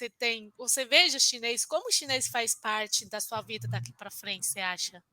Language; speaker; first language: Portuguese; non-native, fluent; Chinese